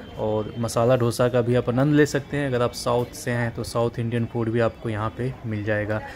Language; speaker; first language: Hindi; native; Hindi